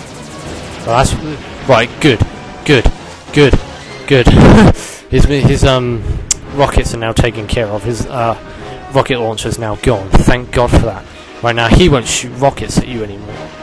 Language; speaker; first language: English; native; English